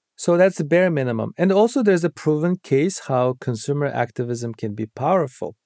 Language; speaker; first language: English; non-native, fluent; Uyghur